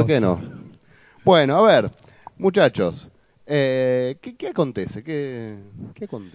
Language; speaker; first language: Spanish; native; Spanish